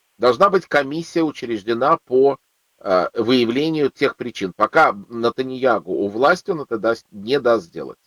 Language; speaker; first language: Russian; native; Russian